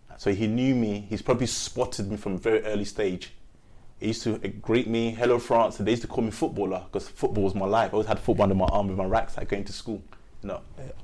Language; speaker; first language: English; early bilingual, other home language; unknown